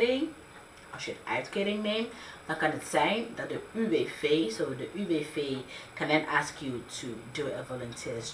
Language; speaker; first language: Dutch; early bilingual, other home language; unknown